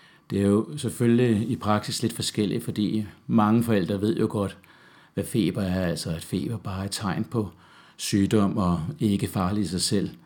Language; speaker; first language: Danish; native; Danish